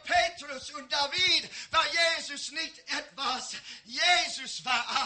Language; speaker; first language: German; non-native, learner; English